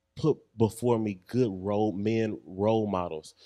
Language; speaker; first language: English; native; English